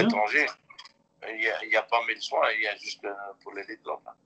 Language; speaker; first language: French; non-native, local second language; Dutch